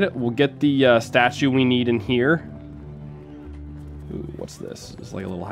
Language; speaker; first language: English; native; English